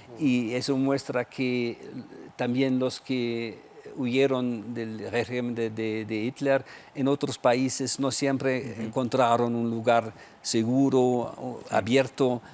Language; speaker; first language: Spanish; non-native, fluent; German